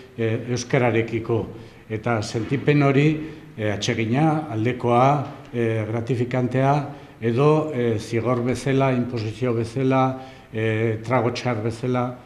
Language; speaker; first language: Basque; non-native, local second language; Spanish